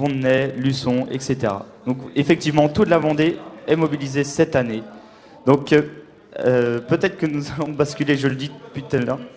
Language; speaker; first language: French; native; French